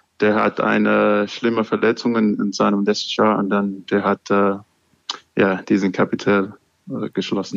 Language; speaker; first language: German; non-native, learner; English